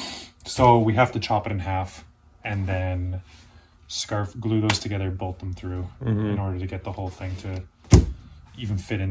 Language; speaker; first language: English; native; English